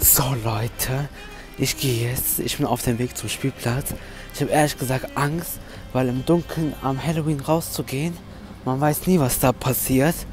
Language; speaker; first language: German; early bilingual, other home language; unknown